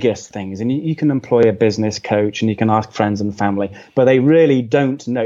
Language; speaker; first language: English; native; English